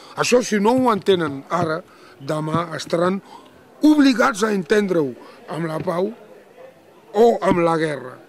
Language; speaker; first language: Catalan; non-native, fluent; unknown